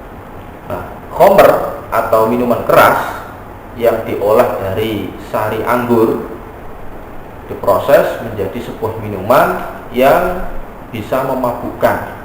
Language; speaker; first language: Indonesian; non-native, local second language; Javanese